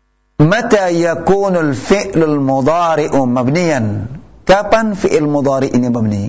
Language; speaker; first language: Arabic; non-native, fluent; Indonesian